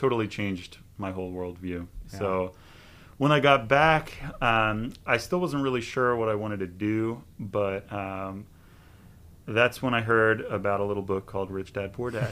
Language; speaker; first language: English; native; English